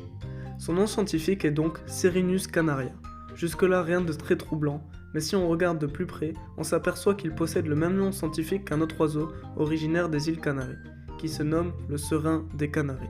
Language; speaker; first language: French; native; French